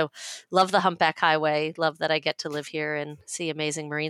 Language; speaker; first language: English; native; English